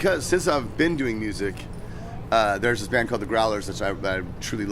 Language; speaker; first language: English; native; English